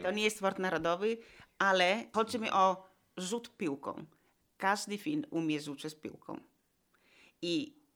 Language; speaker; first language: Polish; non-native, fluent; Finnish